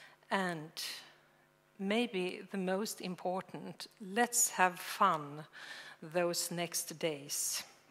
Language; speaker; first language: English; non-native, fluent; Swedish